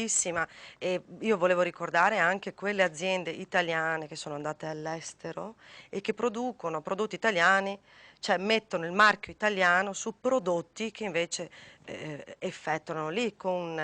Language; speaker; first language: Italian; native; Italian